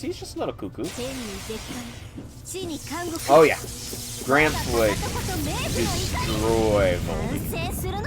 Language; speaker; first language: English; native; English